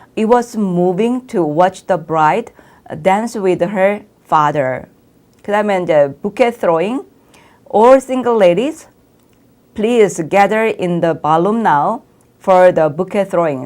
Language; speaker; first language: English; non-native, fluent; Korean